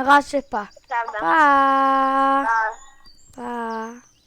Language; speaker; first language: Polish; early bilingual, heritage; Polish